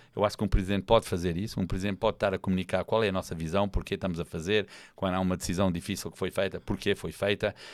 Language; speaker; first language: Portuguese; non-native, fluent; English